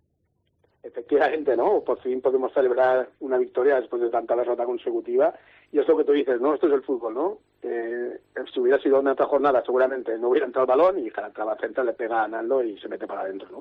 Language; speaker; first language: Spanish; native; Spanish